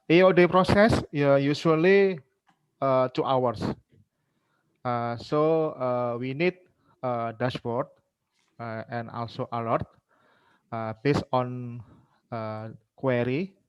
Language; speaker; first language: English; non-native, learner; Indonesian